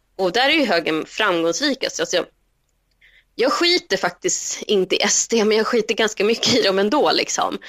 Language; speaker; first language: Swedish; early bilingual, other home language; Spanish